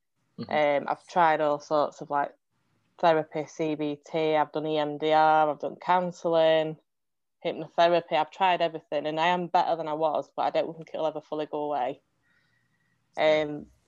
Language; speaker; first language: English; native; English